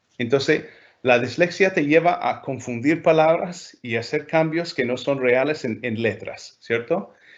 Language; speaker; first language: Spanish; non-native, fluent; English